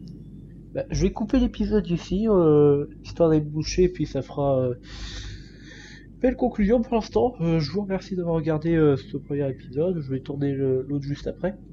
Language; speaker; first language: French; native; French